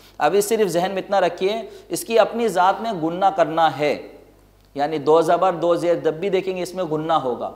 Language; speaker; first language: Urdu; native; Urdu